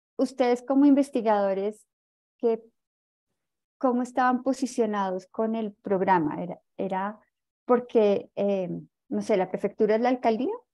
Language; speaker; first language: Spanish; native; Spanish